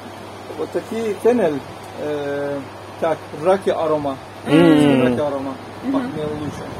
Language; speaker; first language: Russian; non-native, learner; Turkish